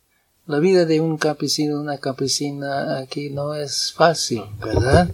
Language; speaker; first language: Spanish; non-native, fluent; English